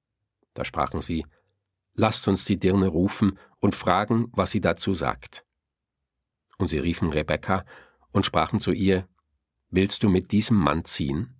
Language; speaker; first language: German; native; German